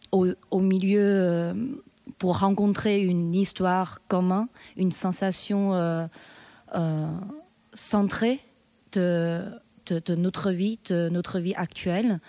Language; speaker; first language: French; non-native, fluent; Chinese